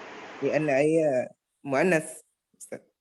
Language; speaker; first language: Arabic; non-native, learner; Indonesian